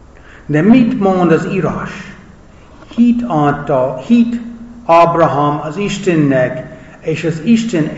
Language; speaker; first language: Hungarian; non-native, fluent; English